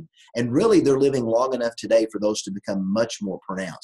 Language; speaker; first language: English; native; English